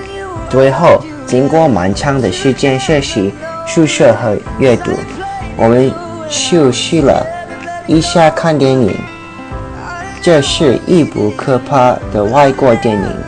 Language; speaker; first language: Chinese; non-native, learner; English